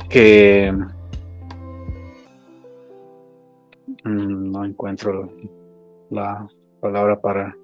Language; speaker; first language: Spanish; non-native, local second language; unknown